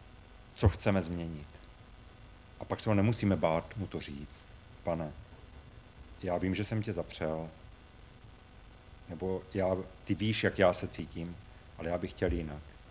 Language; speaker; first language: Czech; native; Czech